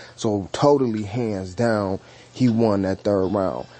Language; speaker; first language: English; native; English